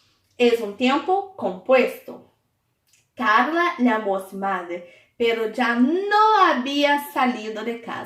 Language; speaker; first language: Spanish; non-native, fluent; Portuguese